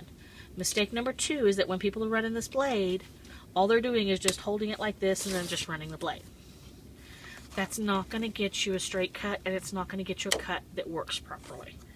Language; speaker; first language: English; native; English